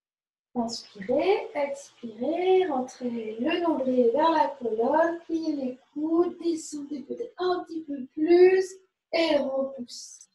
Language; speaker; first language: French; native; French